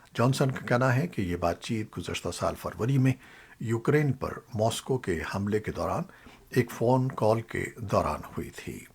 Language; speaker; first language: Urdu; native; Urdu